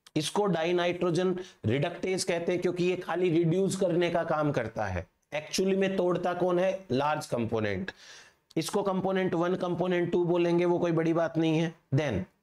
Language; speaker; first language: Hindi; native; Hindi